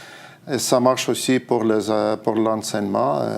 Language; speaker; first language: French; non-native, fluent; Estonian